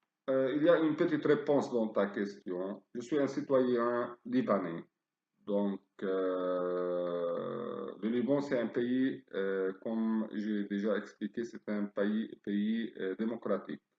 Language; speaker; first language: French; non-native, fluent; Arabic